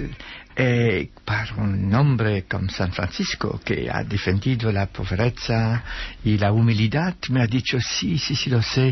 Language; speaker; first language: Spanish; non-native, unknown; Dutch